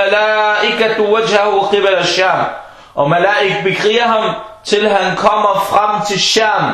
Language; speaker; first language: Danish; non-native, fluent; Arabic